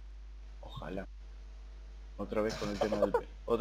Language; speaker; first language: Spanish; native; Spanish